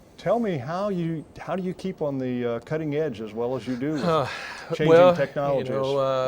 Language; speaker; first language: English; native; English